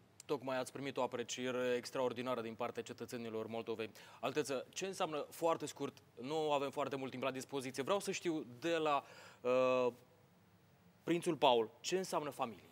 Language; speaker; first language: Romanian; native; Romanian